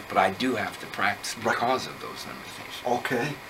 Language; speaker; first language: English; native; English